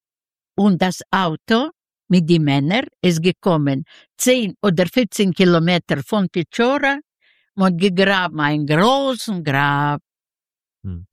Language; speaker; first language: German; non-native, learner; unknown